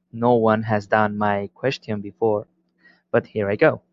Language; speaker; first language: English; non-native, fluent; Spanish